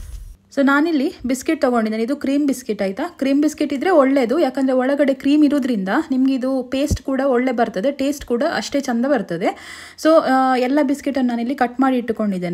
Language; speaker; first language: Kannada; native; Kannada